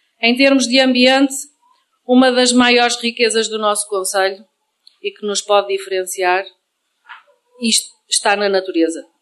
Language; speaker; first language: Portuguese; native; Portuguese